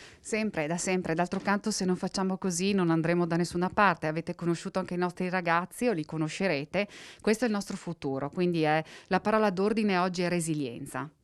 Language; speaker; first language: Italian; non-native, local second language; Slovenian